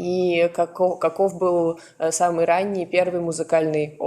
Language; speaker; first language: Russian; native; Russian